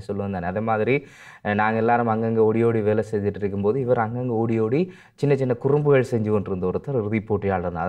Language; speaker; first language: Tamil; native; Tamil